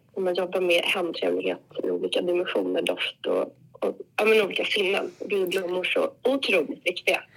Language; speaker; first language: Swedish; native; Swedish